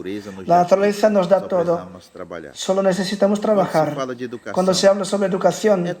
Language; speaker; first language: Spanish; non-native, fluent; Portuguese